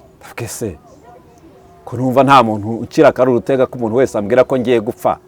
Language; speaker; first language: Kinyarwanda; early bilingual, heritage; Kinyarwanda